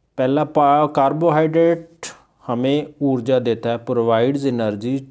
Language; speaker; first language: Hindi; non-native, local second language; Punjabi